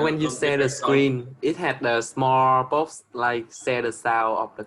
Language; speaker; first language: English; non-native, learner; Vietnamese